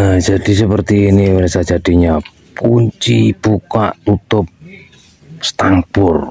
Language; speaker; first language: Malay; non-native, local second language; Javanese